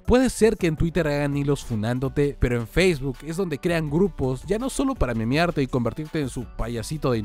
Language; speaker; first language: Spanish; native; Spanish